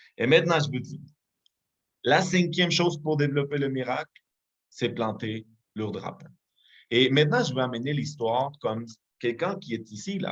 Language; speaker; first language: French; non-native, fluent; Spanish